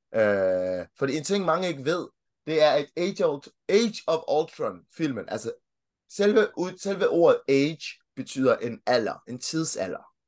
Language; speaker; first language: Danish; early bilingual, other home language; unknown